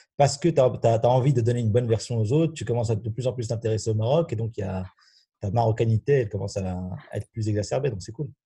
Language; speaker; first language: French; non-native, local second language; Arabic